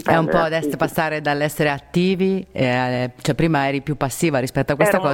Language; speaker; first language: Italian; native; Italian